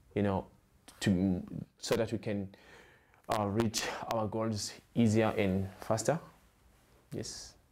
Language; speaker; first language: English; non-native, local second language; Zulu